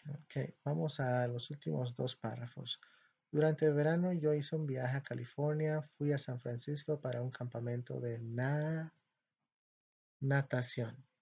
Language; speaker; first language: Spanish; non-native, fluent; English